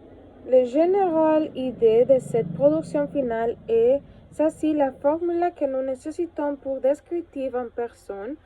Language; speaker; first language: French; non-native, learner; Spanish